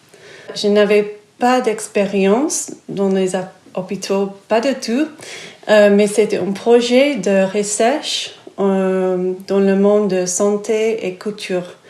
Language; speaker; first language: French; non-native, fluent; English